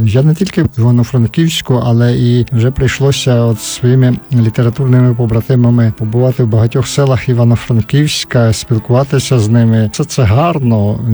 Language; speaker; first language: Ukrainian; native; Ukrainian